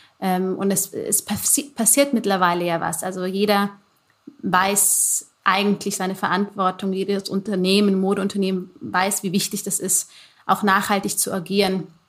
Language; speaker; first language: German; early bilingual, other home language; Amharic